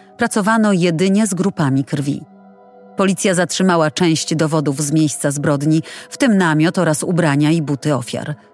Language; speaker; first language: Polish; native; Polish